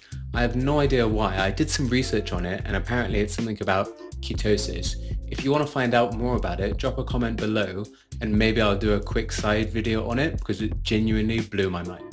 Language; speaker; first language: English; native; English